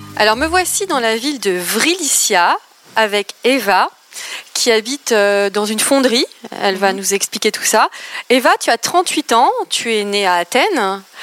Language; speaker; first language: French; native; French